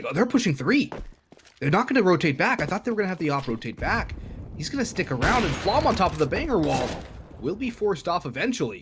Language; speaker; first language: English; native; English